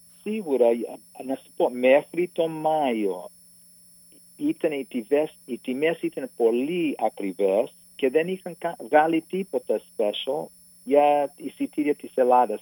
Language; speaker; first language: Greek; early bilingual, heritage; Greek